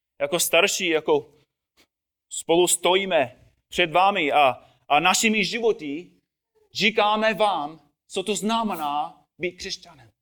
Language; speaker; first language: Czech; non-native, fluent; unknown